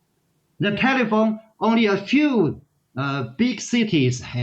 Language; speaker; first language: English; non-native, learner; Chinese